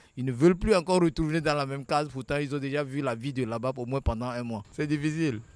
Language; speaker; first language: French; non-native, local second language; Ewe